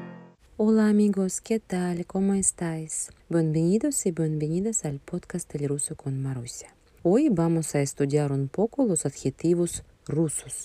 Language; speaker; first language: Spanish; non-native, fluent; Russian